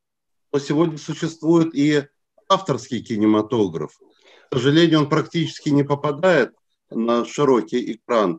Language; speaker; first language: Russian; native; Russian